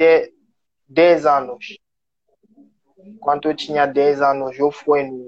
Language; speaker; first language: Portuguese; non-native, learner; French